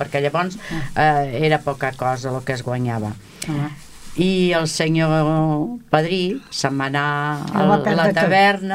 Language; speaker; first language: Catalan; native; Catalan